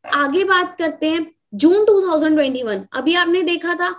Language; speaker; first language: Hindi; native; Hindi